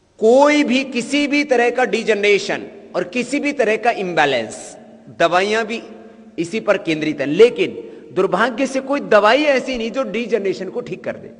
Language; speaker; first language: Hindi; native; Hindi